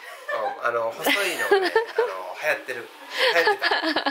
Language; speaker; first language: Japanese; native; Japanese